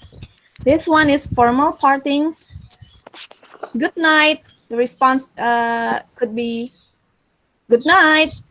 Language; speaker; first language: English; non-native, fluent; Indonesian